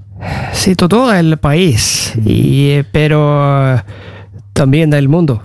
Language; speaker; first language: Spanish; non-native, learner; Norwegian